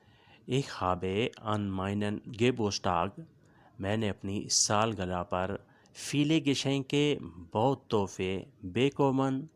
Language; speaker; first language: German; non-native, learner; Urdu